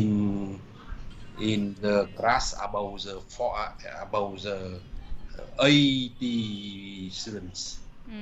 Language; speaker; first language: English; non-native, learner; Vietnamese